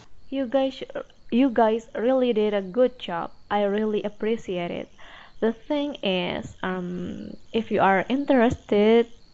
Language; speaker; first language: English; non-native, fluent; Indonesian